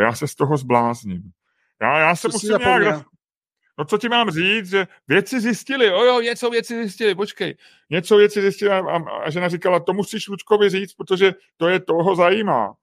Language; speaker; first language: Czech; native; Czech